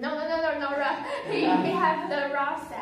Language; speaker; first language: English; non-native, learner; Chinese